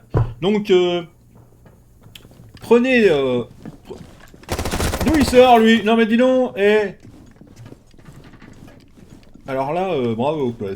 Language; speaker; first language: French; native; French